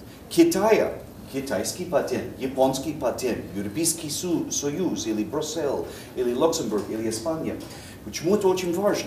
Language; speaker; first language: Russian; non-native, learner; English